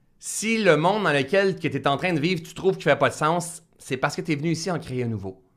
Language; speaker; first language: French; native; French